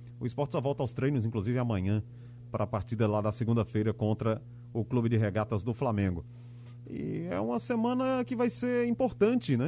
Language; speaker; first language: Portuguese; native; Portuguese